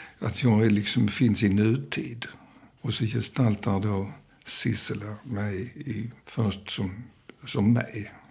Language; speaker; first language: Swedish; early bilingual, other home language; Danish